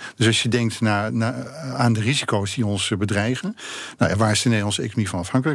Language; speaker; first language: Dutch; native; Dutch